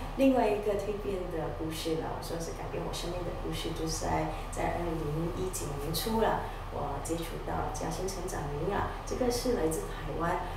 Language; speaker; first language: Chinese; non-native, local second language; Malay